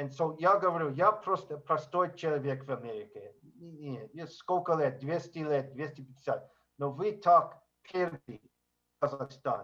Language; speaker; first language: Russian; non-native, learner; English